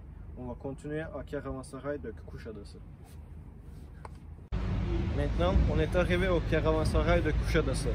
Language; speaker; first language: French; non-native, learner; Turkish